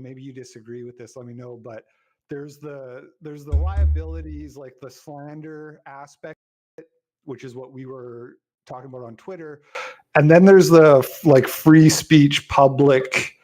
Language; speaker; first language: English; native; English